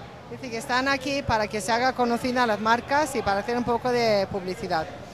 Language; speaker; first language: Spanish; native; Spanish